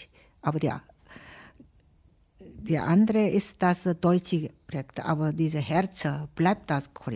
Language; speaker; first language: German; non-native, learner; Korean